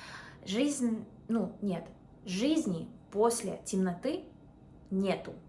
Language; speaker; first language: Russian; non-native, fluent; English